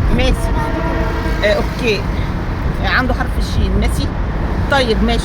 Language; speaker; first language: Arabic; native; Arabic